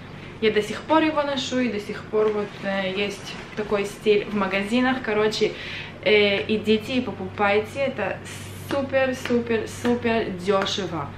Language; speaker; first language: Russian; early bilingual, other home language; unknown